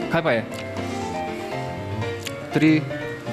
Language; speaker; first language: Slovenian; native; Slovenian